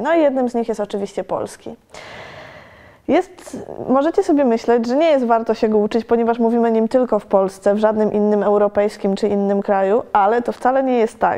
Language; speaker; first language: Polish; native; Polish